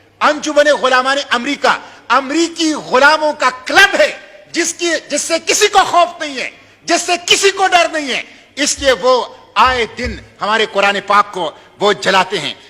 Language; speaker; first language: Urdu; non-native, local second language; Pashto